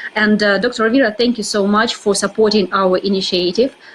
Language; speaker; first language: English; non-native, fluent; Russian